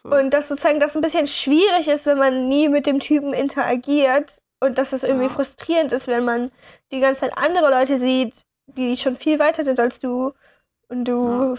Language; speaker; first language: German; native; German